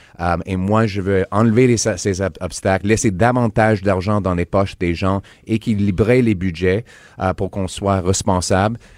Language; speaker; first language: French; non-native, local second language; English